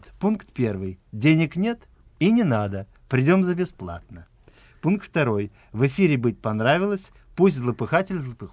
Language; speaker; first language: Russian; native; Russian